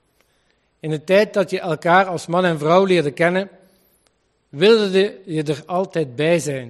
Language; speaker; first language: Dutch; native; Dutch